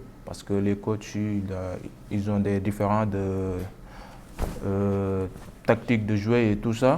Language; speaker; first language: French; non-native, local second language; Wolof